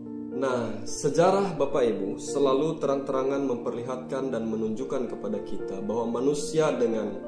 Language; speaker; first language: Indonesian; native; Indonesian